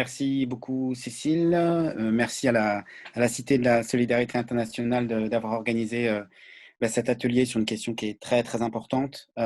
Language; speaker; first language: French; native; French